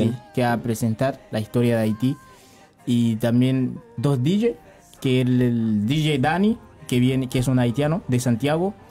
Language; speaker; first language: Spanish; non-native, learner; Haitian Creole